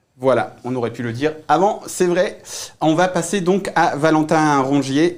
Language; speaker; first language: French; native; French